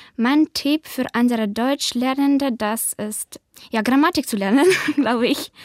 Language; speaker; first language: German; non-native, learner; Ukrainian